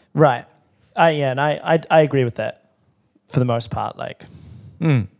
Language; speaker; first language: English; native; English